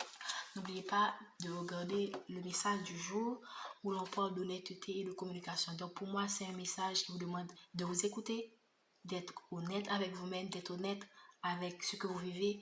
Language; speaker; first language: French; native; French